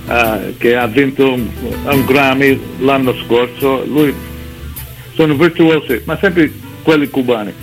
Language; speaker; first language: Italian; early bilingual, heritage; English